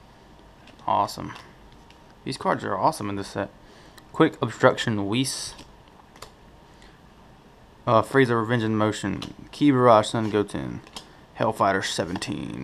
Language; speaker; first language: English; native; English